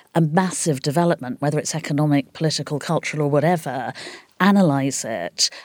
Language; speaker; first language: English; native; English